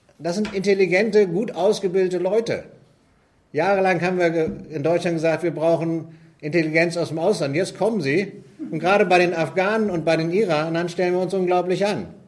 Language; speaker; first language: German; native; German